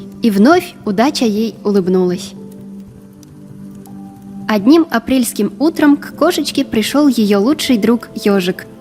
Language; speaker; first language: Russian; native; Russian